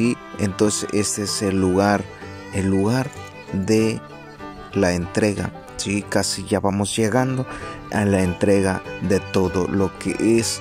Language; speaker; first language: Spanish; native; Spanish